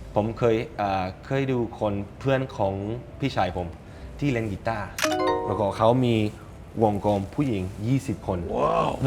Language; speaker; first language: Thai; non-native, learner; Spanish